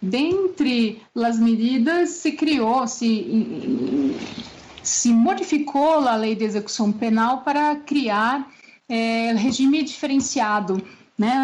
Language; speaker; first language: Spanish; non-native, fluent; Portuguese